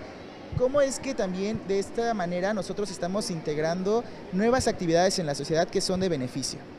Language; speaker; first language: Spanish; native; Spanish